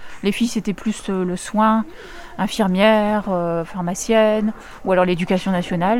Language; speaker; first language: French; native; French